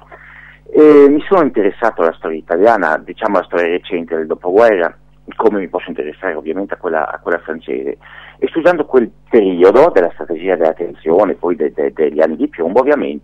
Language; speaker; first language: Italian; non-native, fluent; French